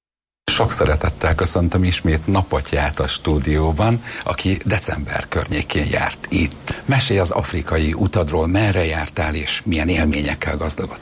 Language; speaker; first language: Hungarian; native; Hungarian